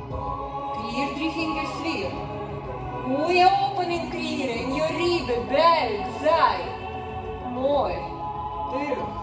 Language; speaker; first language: Dutch; non-native, learner; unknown